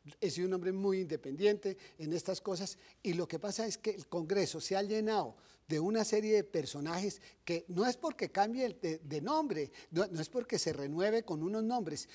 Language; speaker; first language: Spanish; native; Spanish